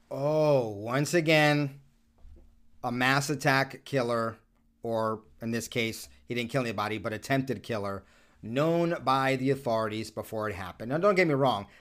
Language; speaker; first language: English; native; English